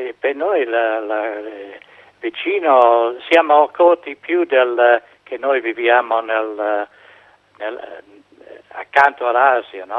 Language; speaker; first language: Italian; non-native, fluent; English